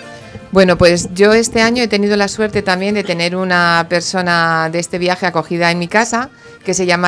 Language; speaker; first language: Spanish; native; Spanish